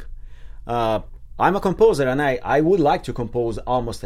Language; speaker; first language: English; non-native, fluent; Portuguese